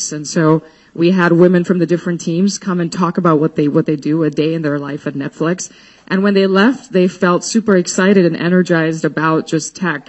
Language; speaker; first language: English; non-native, local second language; Hindi